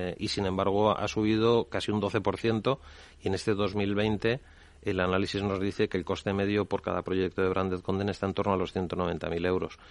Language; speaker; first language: Spanish; native; Spanish